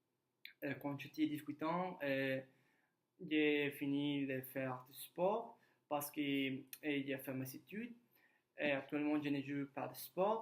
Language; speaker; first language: French; non-native, learner; Spanish